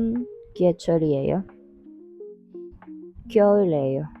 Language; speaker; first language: Korean; non-native, learner; Filipino